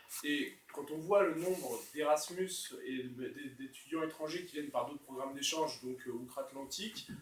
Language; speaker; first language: French; native; French